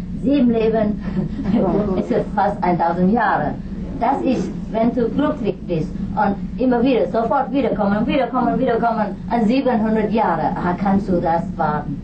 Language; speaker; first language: German; non-native, learner; Vietnamese